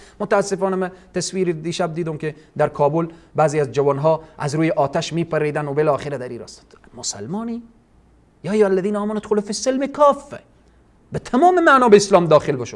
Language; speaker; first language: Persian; native; Persian